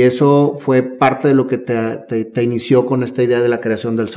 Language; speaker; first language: Spanish; native; Spanish